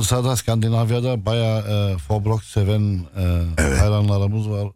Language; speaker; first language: Turkish; non-native, fluent; Arabic